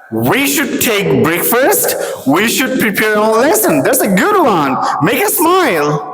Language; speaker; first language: English; non-native, local second language; Bangla